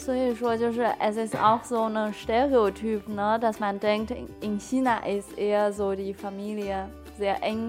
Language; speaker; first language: German; non-native, fluent; Chinese